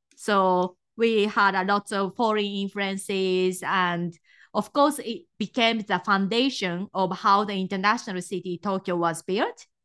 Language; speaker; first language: English; non-native, fluent; Japanese